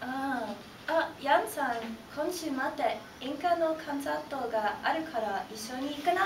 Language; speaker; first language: Japanese; non-native, learner; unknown